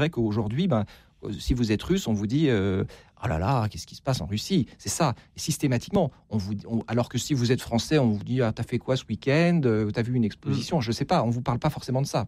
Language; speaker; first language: French; native; French